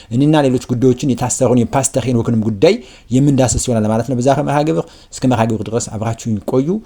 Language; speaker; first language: Amharic; native; Amharic